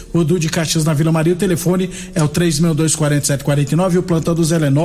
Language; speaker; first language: Portuguese; native; Portuguese